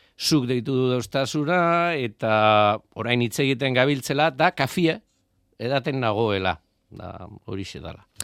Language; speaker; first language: Basque; non-native, local second language; Spanish